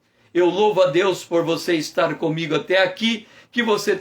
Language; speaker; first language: Portuguese; native; Portuguese